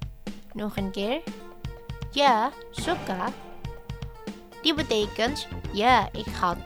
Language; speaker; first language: Dutch; non-native, learner; Indonesian